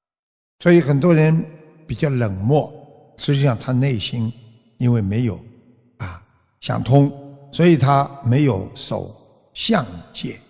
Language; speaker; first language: Chinese; native; Chinese